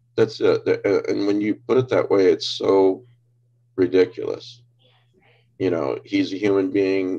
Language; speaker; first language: English; native; English